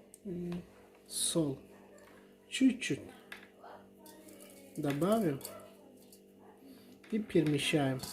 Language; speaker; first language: Russian; non-native, learner; Tajik